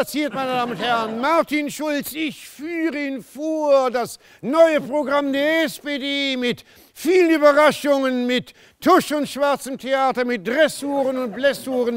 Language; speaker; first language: German; native; German